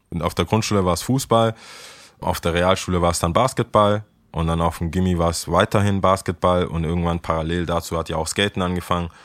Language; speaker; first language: German; early bilingual, other home language; Akan